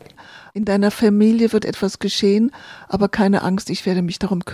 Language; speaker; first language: German; native; German